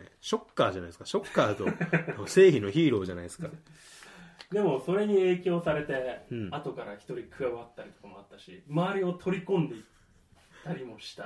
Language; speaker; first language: Japanese; native; Japanese